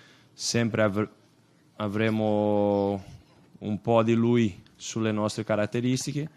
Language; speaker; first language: Italian; non-native, fluent; Portuguese